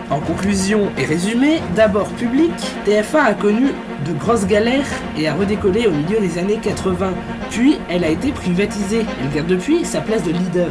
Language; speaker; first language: French; native; French